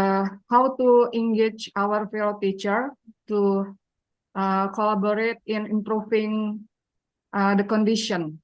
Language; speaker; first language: English; non-native, learner; Indonesian